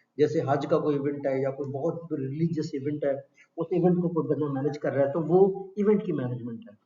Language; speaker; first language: Urdu; non-native, local second language; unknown